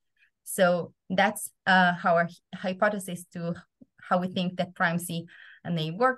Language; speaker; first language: English; non-native, fluent; Hebrew